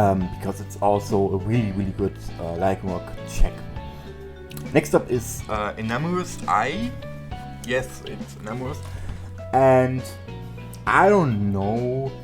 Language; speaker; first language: English; non-native, fluent; German